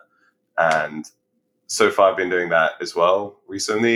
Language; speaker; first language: English; native; English